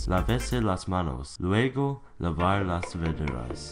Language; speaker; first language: Spanish; non-native, learner; English